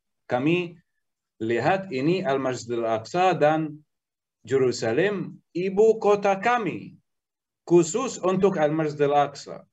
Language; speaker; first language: Indonesian; non-native, learner; Arabic